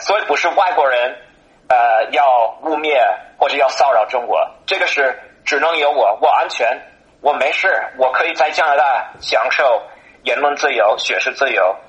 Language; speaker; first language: Chinese; non-native, fluent; English